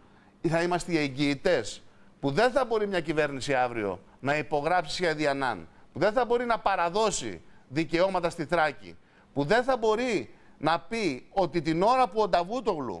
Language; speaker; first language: Greek; native; Greek